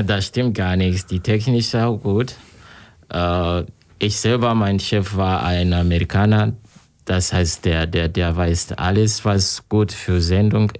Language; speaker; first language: German; non-native, learner; Kinyarwanda